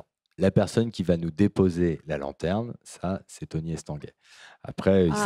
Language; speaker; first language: French; native; French